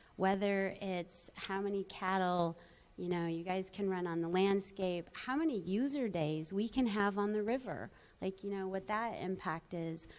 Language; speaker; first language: English; native; English